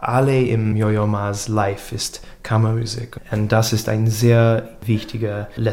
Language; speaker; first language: German; non-native, learner; English